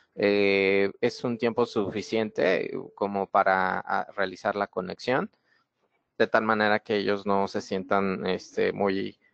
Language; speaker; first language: Spanish; native; Spanish